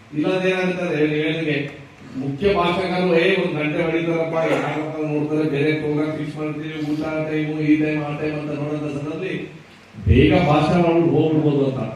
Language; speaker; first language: Kannada; native; Kannada